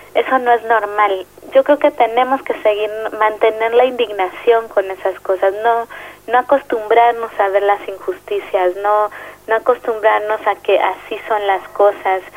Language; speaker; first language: Spanish; native; Spanish